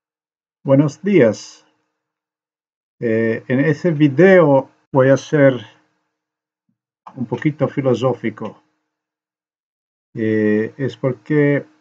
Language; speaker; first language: Spanish; non-native, learner; Slovenian